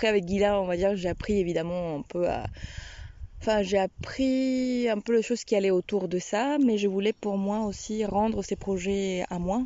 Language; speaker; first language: French; non-native, fluent; Spanish